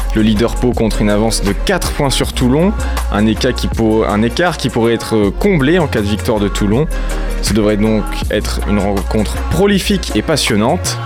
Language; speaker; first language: French; native; French